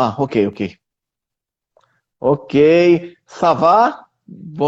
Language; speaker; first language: French; non-native, learner; Portuguese